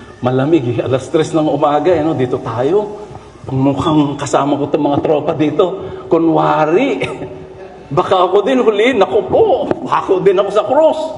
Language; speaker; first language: Filipino; non-native, local second language; Iloko